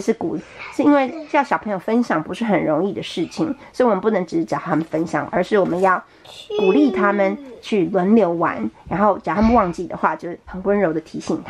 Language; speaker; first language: Chinese; native; Chinese